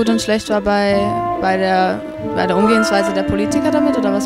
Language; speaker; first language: German; native; German